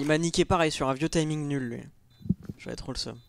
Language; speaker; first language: French; native; French